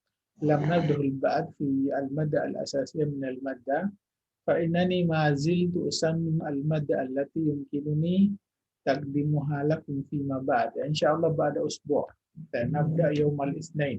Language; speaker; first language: Arabic; non-native, fluent; Indonesian